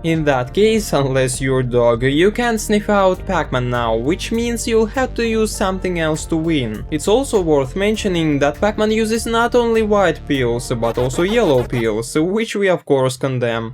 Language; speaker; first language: English; non-native, fluent; Russian